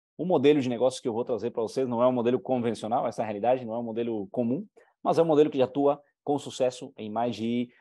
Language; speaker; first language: Portuguese; non-native, fluent; Spanish